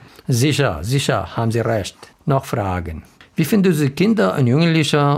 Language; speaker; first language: German; non-native, learner; Arabic